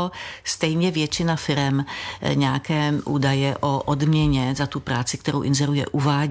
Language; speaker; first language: Czech; native; Czech